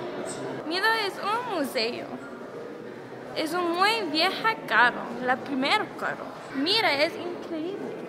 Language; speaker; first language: Spanish; non-native, learner; English